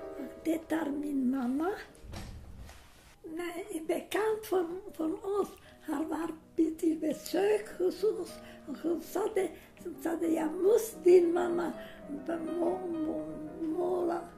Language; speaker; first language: Swedish; non-native, learner; German